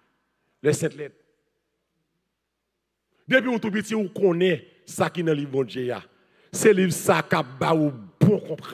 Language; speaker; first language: French; non-native, learner; Haitian Creole